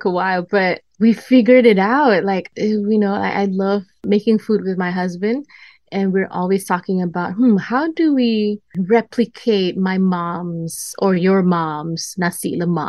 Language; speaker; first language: English; non-native, local second language; Malay